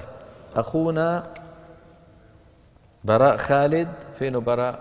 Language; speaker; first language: Arabic; native; Arabic